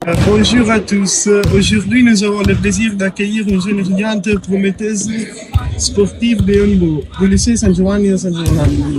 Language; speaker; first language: French; non-native, learner; Italian